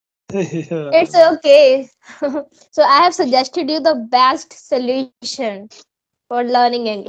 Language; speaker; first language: English; non-native, local second language; Hindi